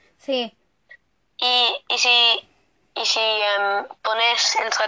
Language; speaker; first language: Spanish; early bilingual, heritage; Spanish